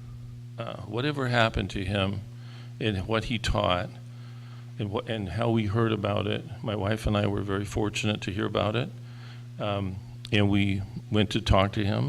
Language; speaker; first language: English; native; English